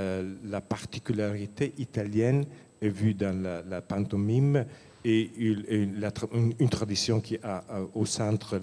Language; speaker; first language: French; non-native, fluent; Italian